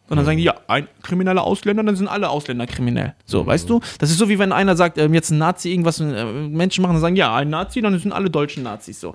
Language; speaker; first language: German; early bilingual, other home language; Arabic